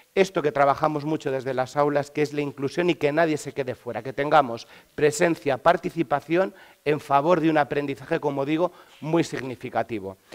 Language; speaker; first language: Spanish; native; Spanish